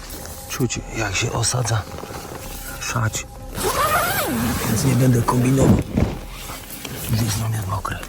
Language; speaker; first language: Polish; native; Polish